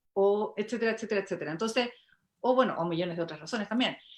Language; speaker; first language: Spanish; native; Spanish